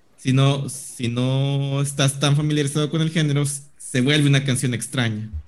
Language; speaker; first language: Spanish; native; Spanish